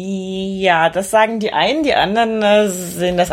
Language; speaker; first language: German; native; German